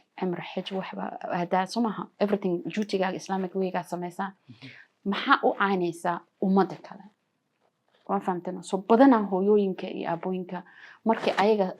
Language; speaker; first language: Somali; early bilingual, heritage; Somali